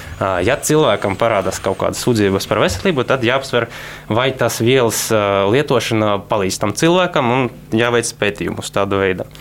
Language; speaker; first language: Latvian; non-native, local second language; Russian